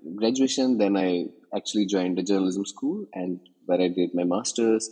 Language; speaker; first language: English; non-native, local second language; Kashmiri